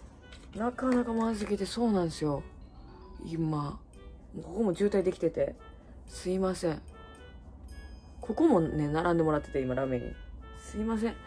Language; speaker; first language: Japanese; native; Japanese